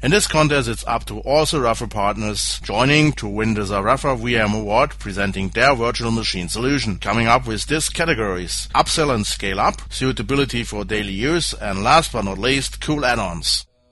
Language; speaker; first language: English; non-native, fluent; German